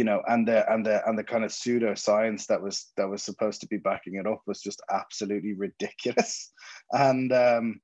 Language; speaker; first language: English; native; English